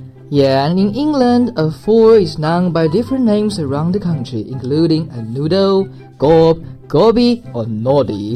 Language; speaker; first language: English; non-native, fluent; Chinese